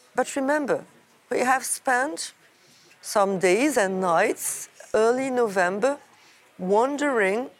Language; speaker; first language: English; non-native, fluent; French